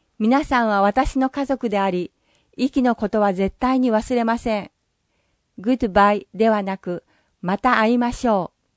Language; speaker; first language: Japanese; native; Japanese